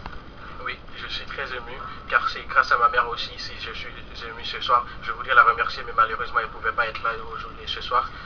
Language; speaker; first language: French; non-native, local second language; Haitian Creole